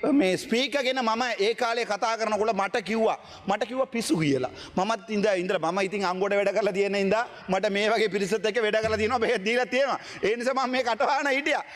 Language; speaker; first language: Sinhala; non-native, local second language; Tamil